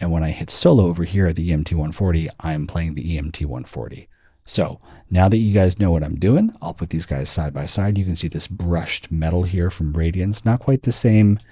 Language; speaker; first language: English; native; English